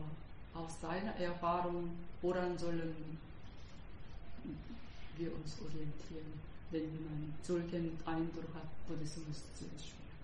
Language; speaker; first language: German; non-native, learner; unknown